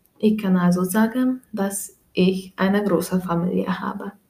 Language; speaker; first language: German; non-native, learner; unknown